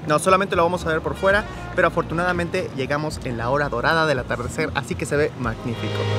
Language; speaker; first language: Spanish; native; Spanish